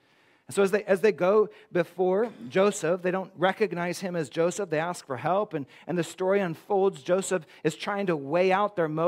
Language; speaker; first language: English; native; English